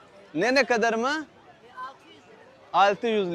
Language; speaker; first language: Turkish; non-native, learner; Urdu